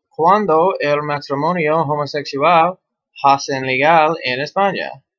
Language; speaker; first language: Spanish; non-native, learner; English